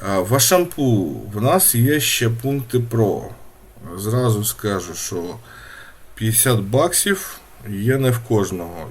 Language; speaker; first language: Ukrainian; non-native, local second language; Russian